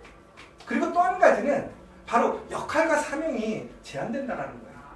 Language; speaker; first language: Korean; native; Korean